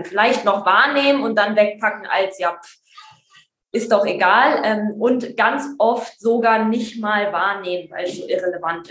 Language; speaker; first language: German; native; German